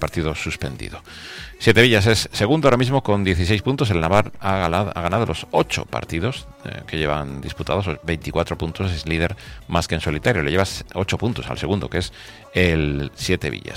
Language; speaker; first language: Spanish; native; Spanish